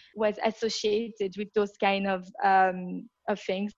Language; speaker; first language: English; non-native, fluent; French